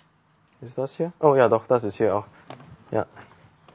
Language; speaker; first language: German; non-native, learner; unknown